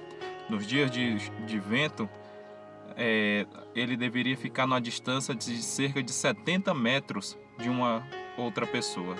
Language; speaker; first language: Portuguese; native; Portuguese